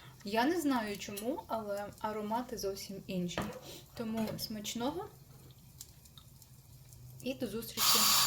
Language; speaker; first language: Ukrainian; non-native, local second language; Russian